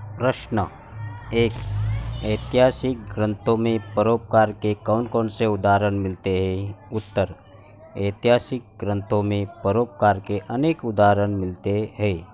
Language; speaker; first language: Hindi; non-native, local second language; Marathi